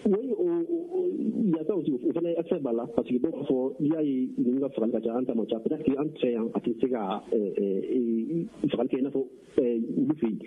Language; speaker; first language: French; non-native, local second language; Bambara